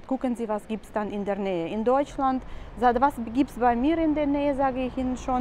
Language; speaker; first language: German; non-native, fluent; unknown